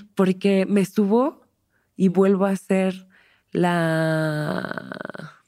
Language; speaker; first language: Spanish; native; Spanish